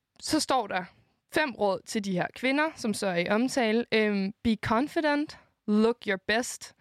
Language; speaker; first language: Danish; native; Danish